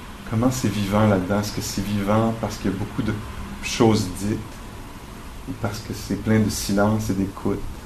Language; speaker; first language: French; native; French